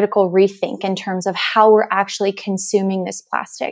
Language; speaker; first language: English; native; English